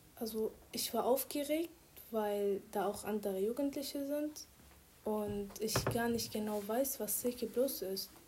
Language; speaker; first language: German; non-native, fluent; Arabic